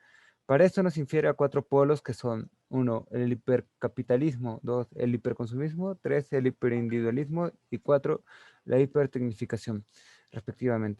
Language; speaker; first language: Spanish; native; Spanish